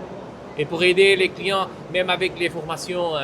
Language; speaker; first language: French; non-native, fluent; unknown